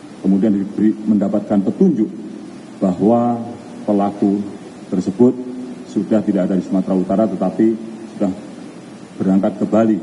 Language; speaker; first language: Indonesian; native; Indonesian